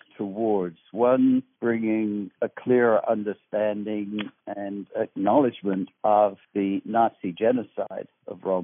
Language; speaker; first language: English; native; English